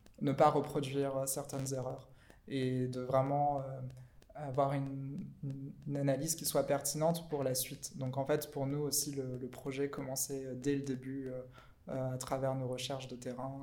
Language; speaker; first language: French; native; French